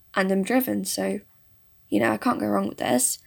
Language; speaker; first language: English; early bilingual, other home language; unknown